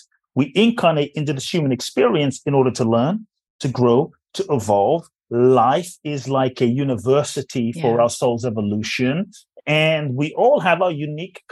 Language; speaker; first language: English; native; English